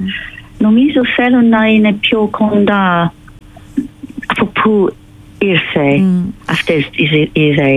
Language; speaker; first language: Greek; non-native, fluent; English